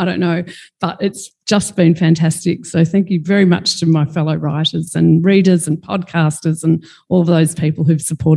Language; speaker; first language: English; native; English